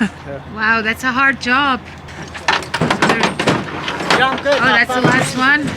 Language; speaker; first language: English; native; English